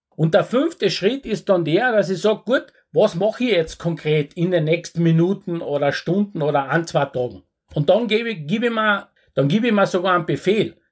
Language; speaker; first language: German; native; German